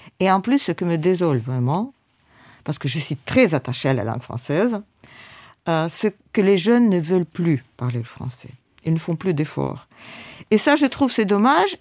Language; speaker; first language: French; non-native, fluent; Russian